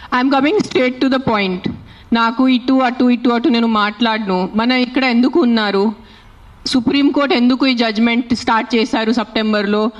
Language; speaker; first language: Telugu; non-native, fluent; Marathi